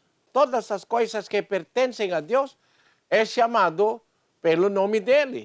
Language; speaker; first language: Portuguese; non-native, learner; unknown